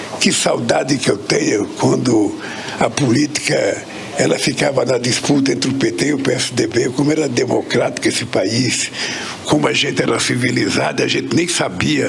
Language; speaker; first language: Portuguese; native; Portuguese